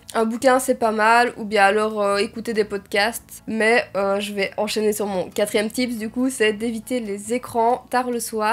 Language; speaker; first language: French; native; French